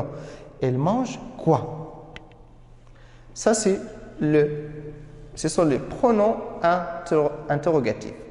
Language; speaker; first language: French; non-native, fluent; Arabic